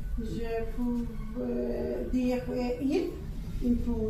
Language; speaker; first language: French; non-native, learner; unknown